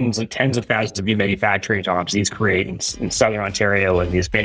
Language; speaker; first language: English; native; English